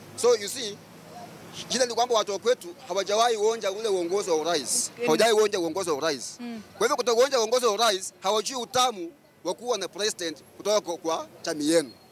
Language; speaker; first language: Swahili; non-native, local second language; Luyia